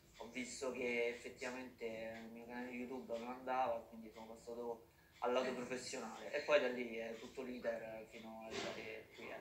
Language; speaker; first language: Italian; early bilingual, other home language; Bangla